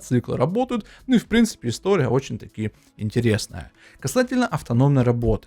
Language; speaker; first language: Russian; native; Russian